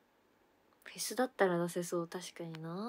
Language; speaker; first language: Japanese; native; Japanese